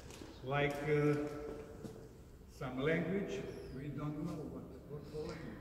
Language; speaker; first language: English; non-native, learner; Slovak